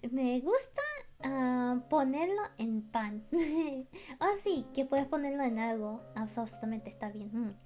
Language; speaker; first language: Spanish; non-native, learner; English